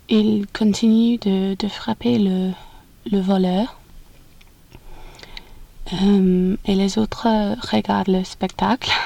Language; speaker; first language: French; non-native, learner; English